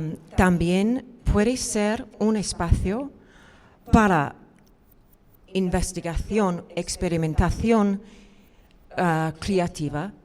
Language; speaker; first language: Spanish; non-native, fluent; English